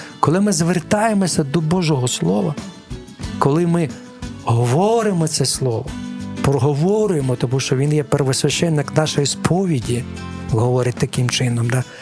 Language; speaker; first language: Ukrainian; non-native, local second language; Russian